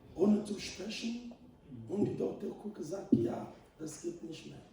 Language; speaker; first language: German; non-native, learner; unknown